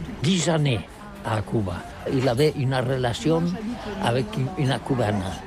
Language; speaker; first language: French; non-native, learner; Catalan